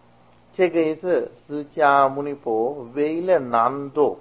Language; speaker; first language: Chinese; non-native, fluent; Sinhala